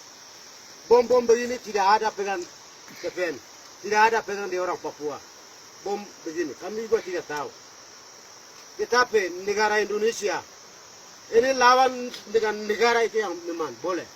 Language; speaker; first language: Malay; non-native, local second language; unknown